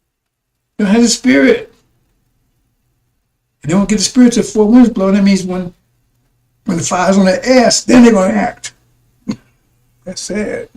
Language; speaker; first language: English; native; English